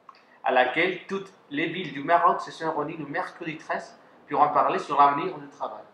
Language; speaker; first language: French; non-native, fluent; Spanish